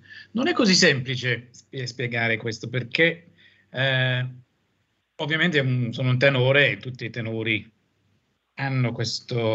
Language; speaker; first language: Italian; non-native, fluent; English